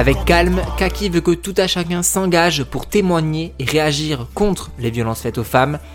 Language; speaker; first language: French; native; French